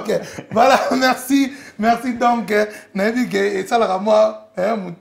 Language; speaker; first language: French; non-native, local second language; Lingala